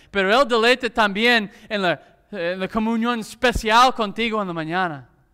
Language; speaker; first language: Spanish; non-native, fluent; English